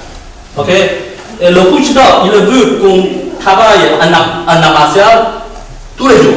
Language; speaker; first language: French; non-native, fluent; Chinese